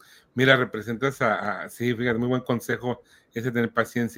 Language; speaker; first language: Spanish; native; Spanish